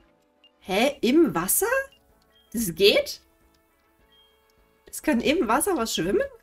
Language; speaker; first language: German; native; German